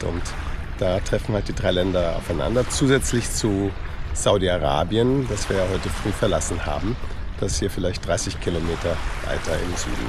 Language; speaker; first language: German; native; German